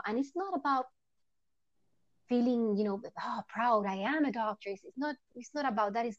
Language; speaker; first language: English; non-native, fluent; Spanish